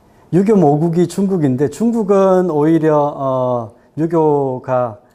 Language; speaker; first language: Korean; native; Korean